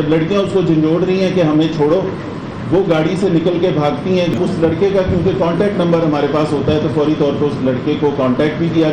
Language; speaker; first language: Urdu; native; Urdu